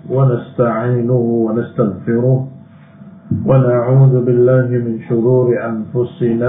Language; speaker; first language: Arabic; non-native, fluent; Indonesian